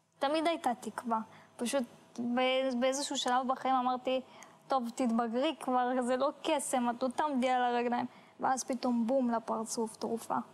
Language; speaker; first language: Hebrew; early bilingual, other home language; Russian